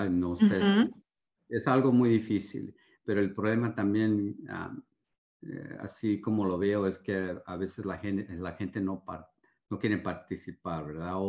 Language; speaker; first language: Spanish; early bilingual, heritage; Spanish